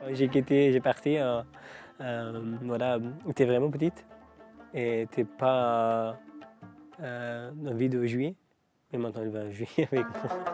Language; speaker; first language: French; non-native, learner; Persian